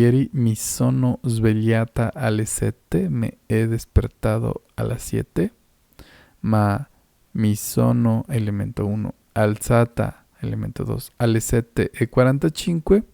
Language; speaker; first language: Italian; non-native, fluent; Spanish